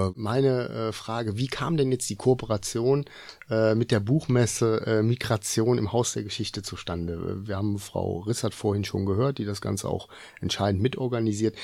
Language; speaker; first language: German; native; German